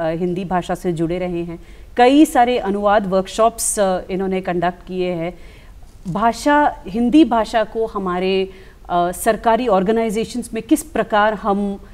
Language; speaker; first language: Hindi; native; Hindi